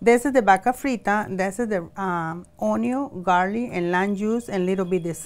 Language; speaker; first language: English; non-native, learner; Spanish